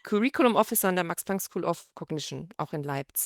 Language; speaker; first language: German; native; German